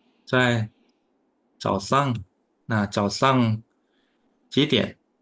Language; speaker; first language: Chinese; non-native, fluent; Indonesian